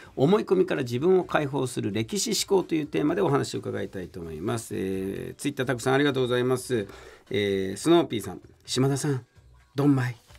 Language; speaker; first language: Japanese; native; Japanese